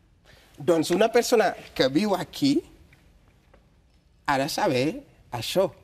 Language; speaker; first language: Catalan; non-native, fluent; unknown